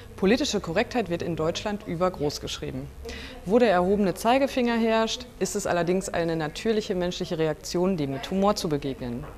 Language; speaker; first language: German; native; German